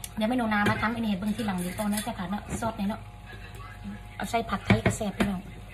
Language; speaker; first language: Thai; native; Thai